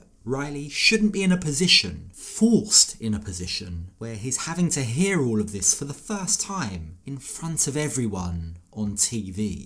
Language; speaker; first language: English; native; English